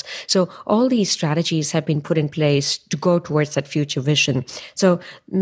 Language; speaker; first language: English; non-native, local second language; Tamil